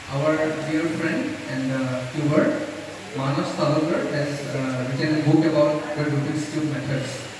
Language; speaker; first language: English; non-native, local second language; Assamese